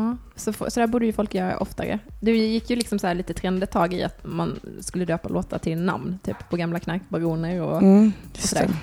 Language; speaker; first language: Swedish; native; Swedish